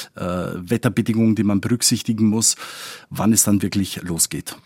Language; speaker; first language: German; non-native, fluent; Spanish